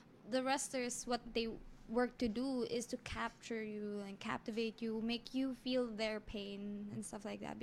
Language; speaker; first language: English; non-native, local second language; Filipino